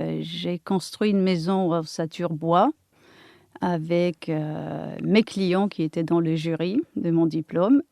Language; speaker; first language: French; non-native, fluent; Polish